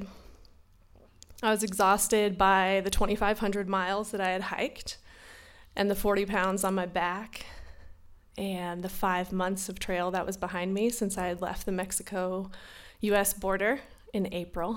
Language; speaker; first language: English; native; English